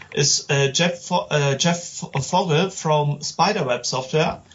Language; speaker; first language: English; non-native, learner; German